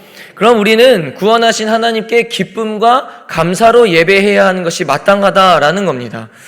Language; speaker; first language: Korean; native; Korean